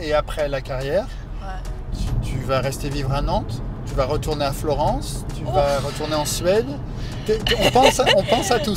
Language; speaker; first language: French; native; French